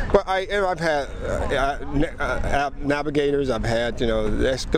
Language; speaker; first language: English; native; English